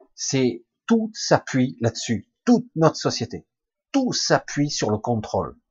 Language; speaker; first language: French; native; French